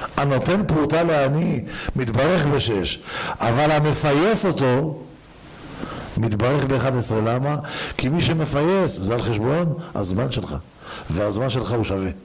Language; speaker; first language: Hebrew; native; Hebrew